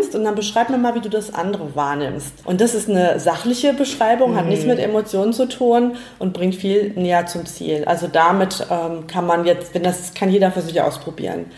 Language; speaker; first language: German; native; German